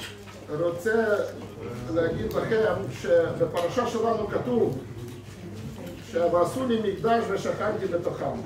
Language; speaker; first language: Hebrew; non-native, fluent; Russian